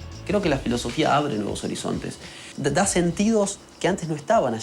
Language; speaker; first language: Spanish; native; Spanish